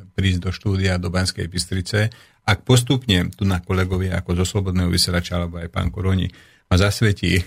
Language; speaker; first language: Slovak; non-native, local second language; Hungarian